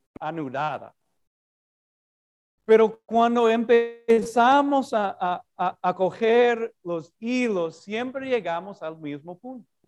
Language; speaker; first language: Spanish; non-native, fluent; English